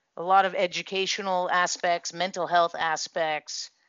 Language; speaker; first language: English; native; English